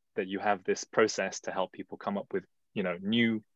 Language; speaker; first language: English; early bilingual, other home language; Chinese